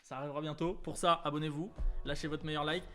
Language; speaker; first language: French; native; French